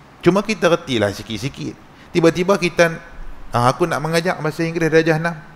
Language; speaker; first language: Malay; native; Malay